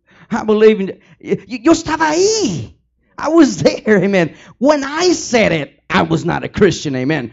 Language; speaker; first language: English; early bilingual, other home language; Spanish